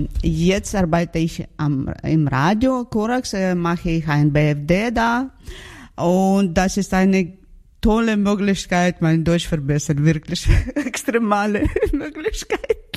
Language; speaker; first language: German; non-native, learner; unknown